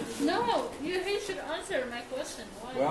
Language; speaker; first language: English; non-native, learner; Chinese